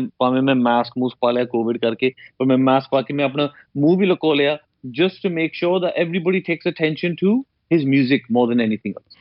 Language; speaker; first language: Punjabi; early bilingual, heritage; Punjabi